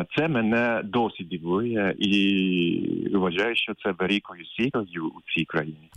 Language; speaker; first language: Ukrainian; non-native, fluent; Japanese